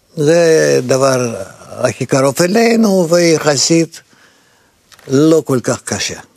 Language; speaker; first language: Hebrew; non-native, fluent; Russian